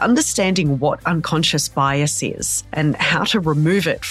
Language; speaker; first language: English; native; English